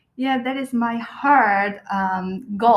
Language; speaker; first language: English; non-native, learner; Korean